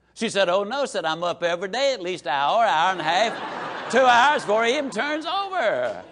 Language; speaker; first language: English; native; English